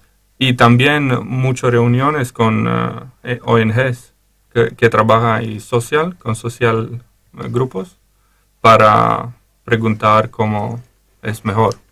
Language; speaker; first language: Spanish; non-native, learner; Romanian